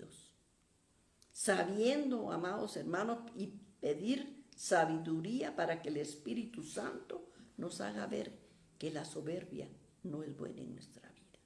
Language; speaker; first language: Spanish; native; Spanish